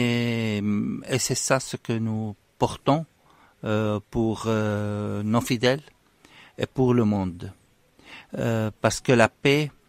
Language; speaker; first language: French; non-native, fluent; Arabic